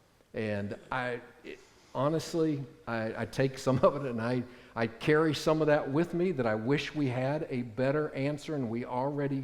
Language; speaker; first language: English; native; English